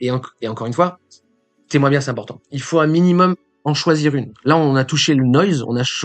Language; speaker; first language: French; native; French